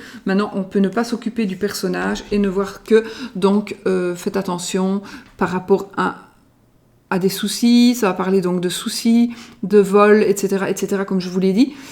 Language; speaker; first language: French; native; French